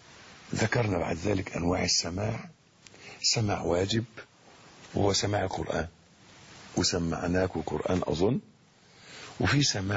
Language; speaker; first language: Arabic; native; Arabic